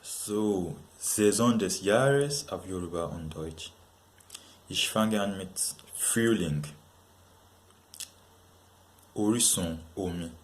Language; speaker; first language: German; non-native, learner; Yoruba